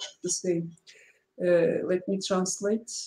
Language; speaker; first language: English; non-native, learner; Turkish